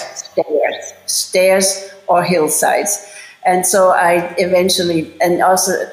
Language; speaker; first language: English; non-native, fluent; German